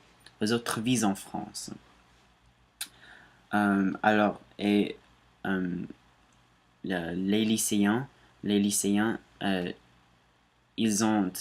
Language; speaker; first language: French; non-native, learner; English